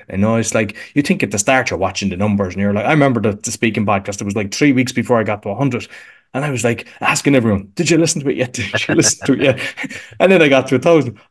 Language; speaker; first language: English; native; English